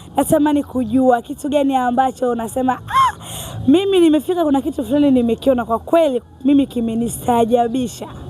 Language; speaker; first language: Swahili; native; Swahili